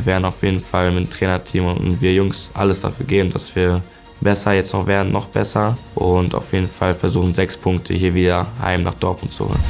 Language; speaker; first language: German; native; German